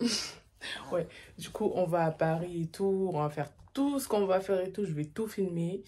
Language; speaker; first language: French; native; French